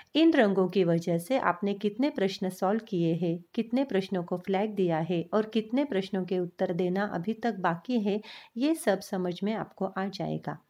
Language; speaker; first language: Hindi; non-native, local second language; Marathi